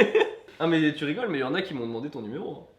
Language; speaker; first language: French; native; French